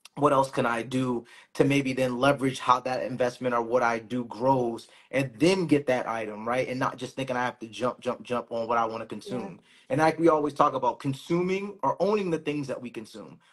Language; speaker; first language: English; native; English